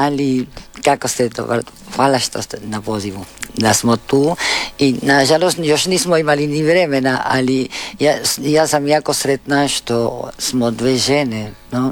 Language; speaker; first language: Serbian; early bilingual, heritage; Spanish